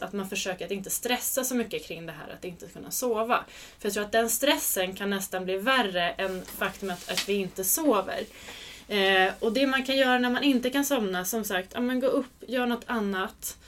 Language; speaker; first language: Swedish; native; Swedish